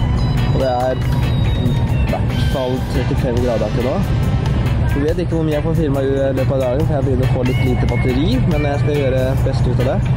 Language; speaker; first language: Norwegian; native; Norwegian